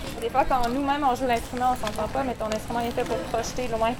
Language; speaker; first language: French; native; French